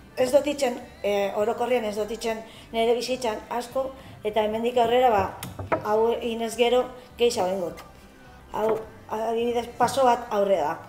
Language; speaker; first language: Basque; non-native, local second language; Spanish